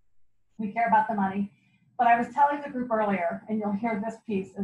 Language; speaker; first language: English; native; English